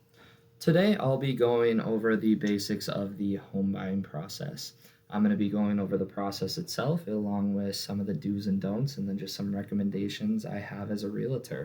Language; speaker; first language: English; native; English